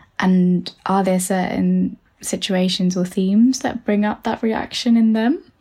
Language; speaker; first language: English; early bilingual, other home language; Tamil